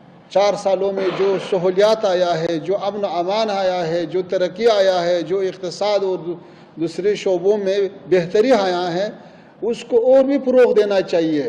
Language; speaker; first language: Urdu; non-native, fluent; Pashto